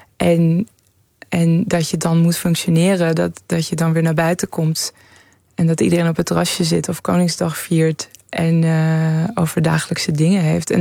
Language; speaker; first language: Dutch; early bilingual, other home language; Persian